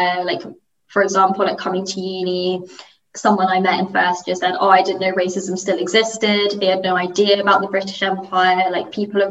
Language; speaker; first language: English; native; English